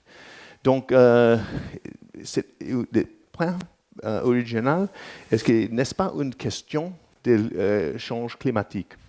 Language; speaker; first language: French; non-native, learner; English